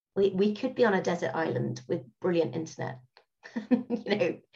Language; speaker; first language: English; native; English